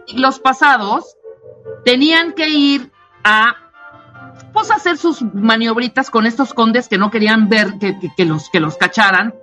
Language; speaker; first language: Spanish; native; Spanish